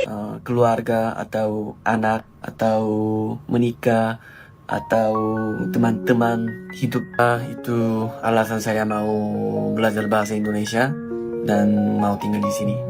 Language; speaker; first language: Indonesian; non-native, learner; Korean